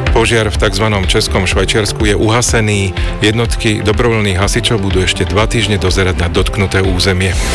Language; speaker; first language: Slovak; native; Slovak